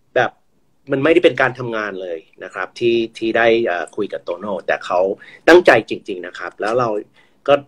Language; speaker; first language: Thai; non-native, fluent; English